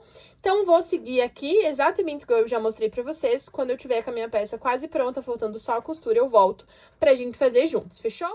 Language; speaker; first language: Portuguese; native; Portuguese